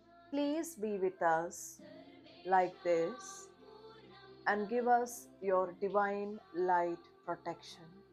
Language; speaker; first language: English; non-native, local second language; Malayalam